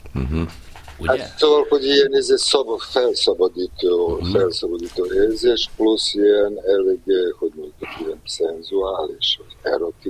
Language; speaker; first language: Hungarian; non-native, fluent; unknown